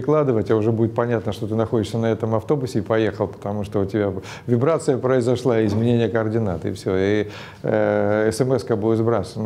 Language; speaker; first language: Russian; native; Russian